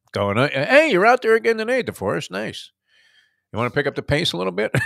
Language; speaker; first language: English; native; English